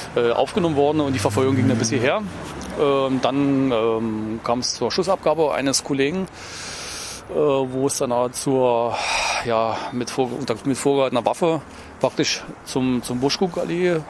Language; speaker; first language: German; native; German